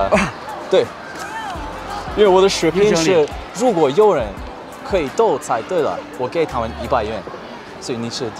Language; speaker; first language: Chinese; non-native, learner; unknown